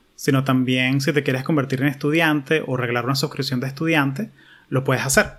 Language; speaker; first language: Spanish; early bilingual, heritage; Spanish